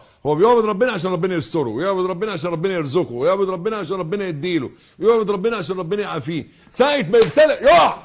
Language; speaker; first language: Arabic; native; Arabic